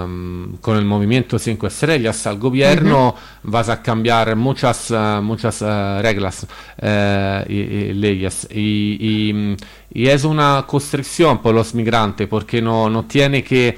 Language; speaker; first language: Spanish; non-native, learner; Italian